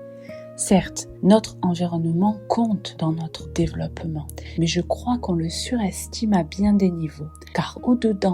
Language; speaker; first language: French; native; French